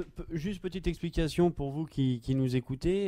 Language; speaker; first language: French; native; French